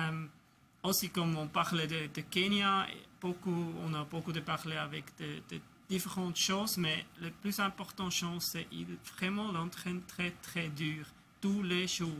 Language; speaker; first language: French; non-native, local second language; German